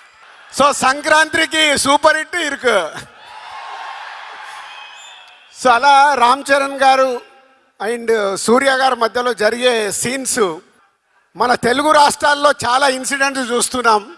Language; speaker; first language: Telugu; native; Telugu